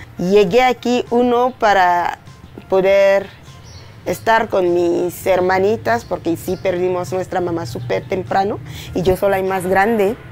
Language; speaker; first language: Spanish; non-native, fluent; French